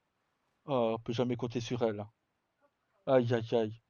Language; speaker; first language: French; native; French